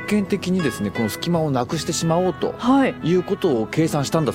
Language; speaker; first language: Japanese; native; Japanese